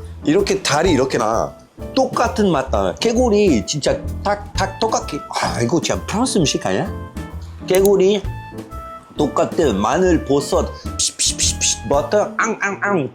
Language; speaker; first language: Korean; non-native, fluent; French